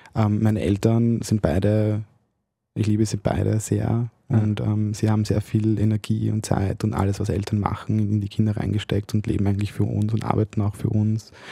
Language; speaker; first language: German; early bilingual, other home language; Bosnian